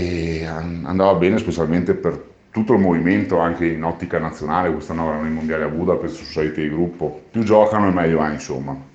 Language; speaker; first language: Italian; native; Italian